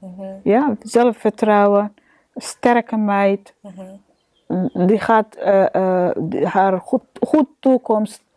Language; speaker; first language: Dutch; non-native, learner; Arabic